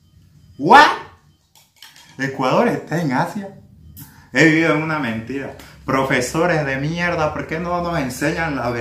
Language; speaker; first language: Spanish; native; Spanish